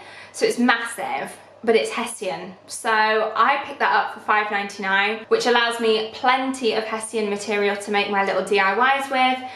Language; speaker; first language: English; native; English